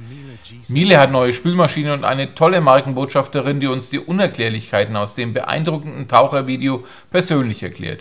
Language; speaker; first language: German; native; German